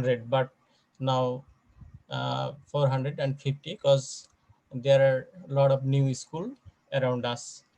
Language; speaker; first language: English; non-native, fluent; Bangla